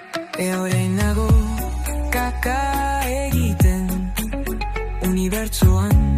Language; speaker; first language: Basque; non-native, local second language; Spanish